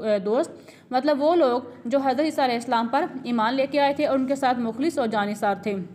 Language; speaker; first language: Urdu; non-native, local second language; Punjabi